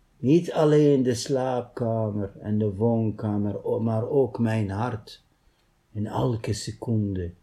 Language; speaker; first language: Dutch; non-native, fluent; Arabic